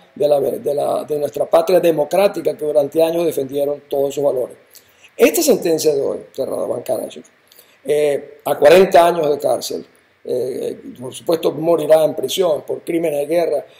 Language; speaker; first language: Spanish; native; Spanish